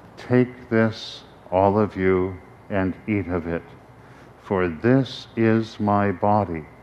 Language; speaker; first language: English; native; English